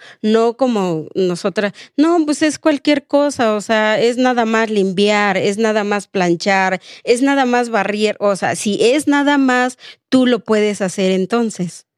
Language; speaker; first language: Spanish; non-native, local second language; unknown